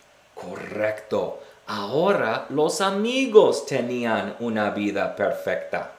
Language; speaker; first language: Spanish; non-native, fluent; English